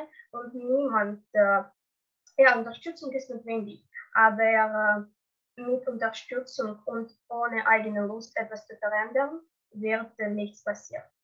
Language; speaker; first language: German; non-native, learner; Russian